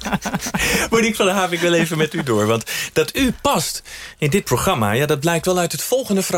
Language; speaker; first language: Dutch; native; Dutch